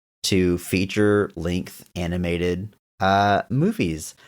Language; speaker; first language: English; native; English